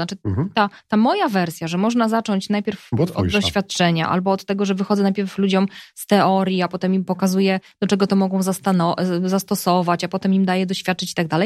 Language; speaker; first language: Polish; native; Polish